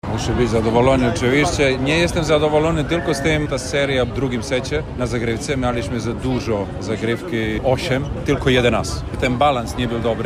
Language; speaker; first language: Polish; non-native, fluent; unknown